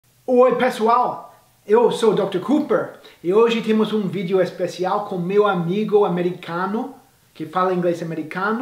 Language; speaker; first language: Portuguese; non-native, fluent; English